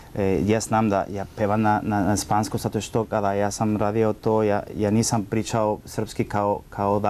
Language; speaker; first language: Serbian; non-native, learner; Spanish